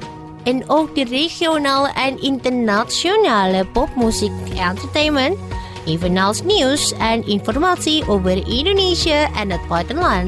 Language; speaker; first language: Dutch; non-native, fluent; Indonesian